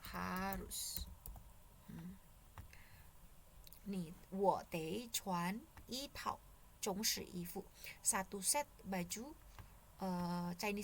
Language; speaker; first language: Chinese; non-native, fluent; Indonesian